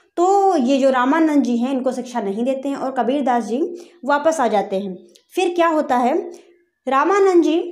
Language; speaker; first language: Hindi; native; Hindi